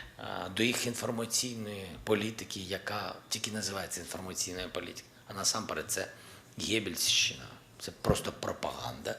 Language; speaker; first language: Ukrainian; non-native, local second language; Russian